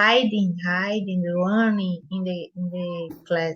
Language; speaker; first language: English; non-native, learner; Portuguese